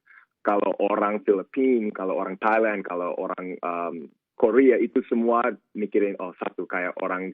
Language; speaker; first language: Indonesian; early bilingual, heritage; Indonesian